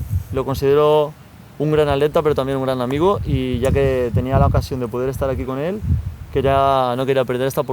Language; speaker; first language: Spanish; native; Spanish